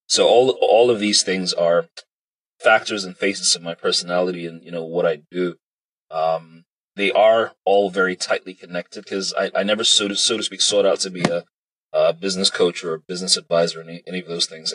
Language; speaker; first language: English; native; English